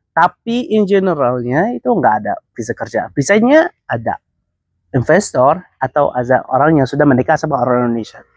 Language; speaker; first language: Indonesian; non-native, fluent; Arabic